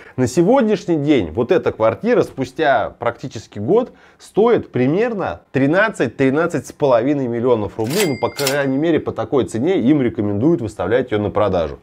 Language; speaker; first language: Russian; native; Russian